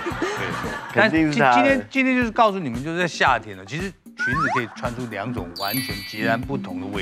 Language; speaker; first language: Chinese; native; Chinese